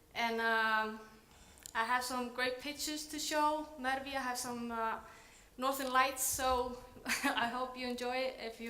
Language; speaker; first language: English; non-native, fluent; Icelandic